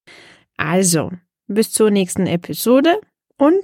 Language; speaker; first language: German; non-native, fluent; Czech